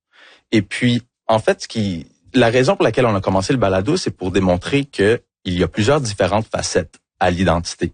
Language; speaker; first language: French; early bilingual, heritage; French